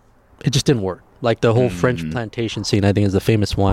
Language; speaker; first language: English; early bilingual, other home language; Spanish